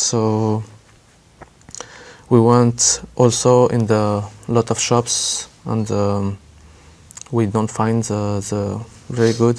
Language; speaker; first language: English; non-native, learner; French